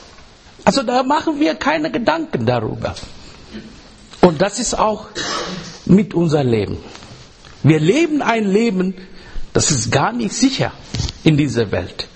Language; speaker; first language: German; non-native, learner; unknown